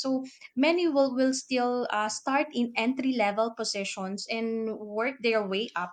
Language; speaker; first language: English; non-native, local second language; Filipino